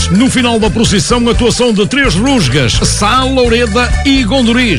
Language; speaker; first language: Portuguese; native; Portuguese